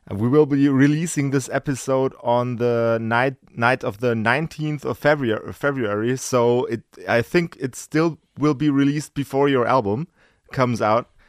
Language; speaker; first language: English; non-native, fluent; German